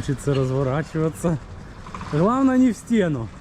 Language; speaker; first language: Russian; native; Russian